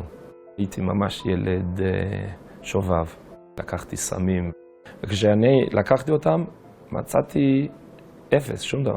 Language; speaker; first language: Hebrew; non-native, fluent; English